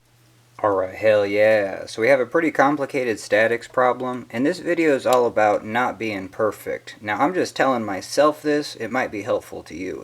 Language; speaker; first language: English; native; English